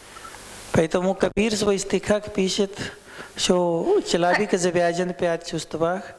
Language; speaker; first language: Russian; non-native, learner; Hindi